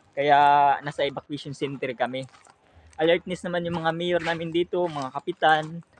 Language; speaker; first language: Filipino; non-native, local second language; Cebuano